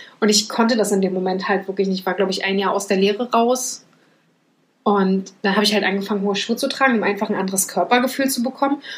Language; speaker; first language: German; native; German